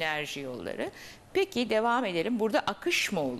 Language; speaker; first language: Turkish; native; Turkish